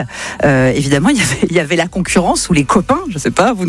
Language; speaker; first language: French; native; French